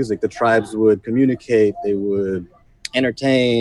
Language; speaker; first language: English; native; English